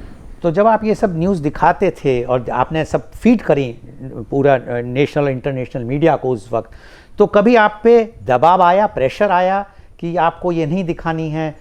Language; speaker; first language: Hindi; native; Hindi